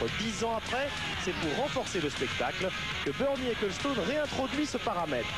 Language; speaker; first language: French; native; French